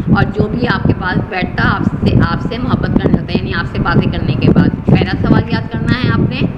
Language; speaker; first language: Urdu; native; Urdu